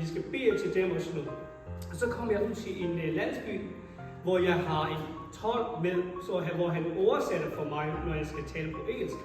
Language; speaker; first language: Danish; non-native, fluent; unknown